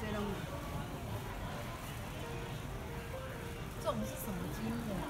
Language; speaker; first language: Chinese; native; Chinese